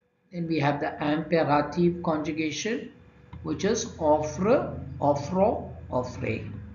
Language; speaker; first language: English; non-native, local second language; Tamil